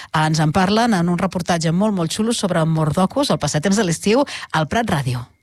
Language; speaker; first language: Catalan; native; Catalan